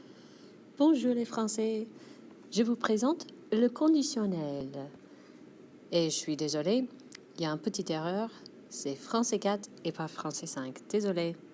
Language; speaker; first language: French; non-native, fluent; English